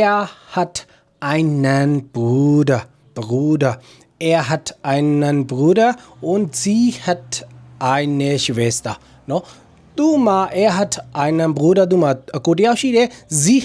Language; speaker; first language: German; non-native, fluent; Burmese